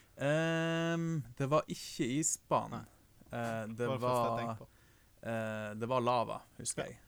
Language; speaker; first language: Norwegian; native; Norwegian